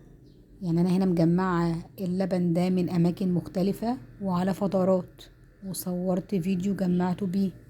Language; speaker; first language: Arabic; native; Arabic